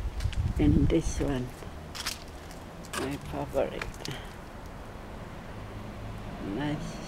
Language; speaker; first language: English; non-native, learner; Filipino